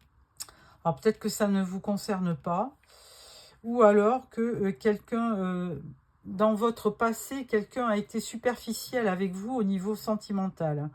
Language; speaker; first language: French; native; French